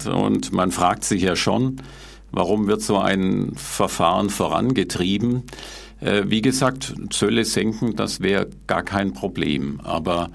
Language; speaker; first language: German; native; German